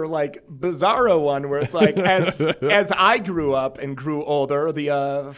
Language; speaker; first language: English; native; English